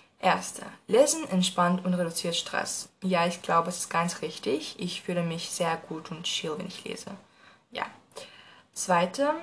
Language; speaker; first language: German; non-native, learner; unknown